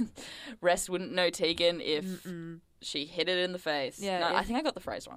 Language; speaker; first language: English; native; English